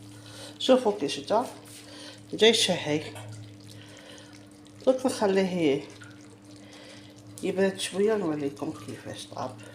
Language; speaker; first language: Arabic; native; Arabic